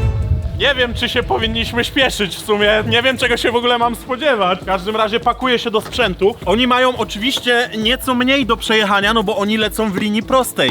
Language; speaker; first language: Polish; native; Polish